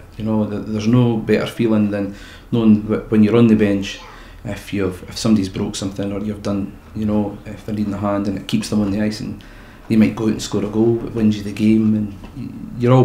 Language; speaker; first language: English; native; English